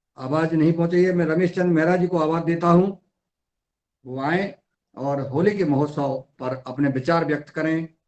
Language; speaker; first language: Hindi; native; Hindi